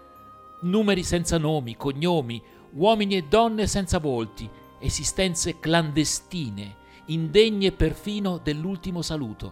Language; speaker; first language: Italian; native; Italian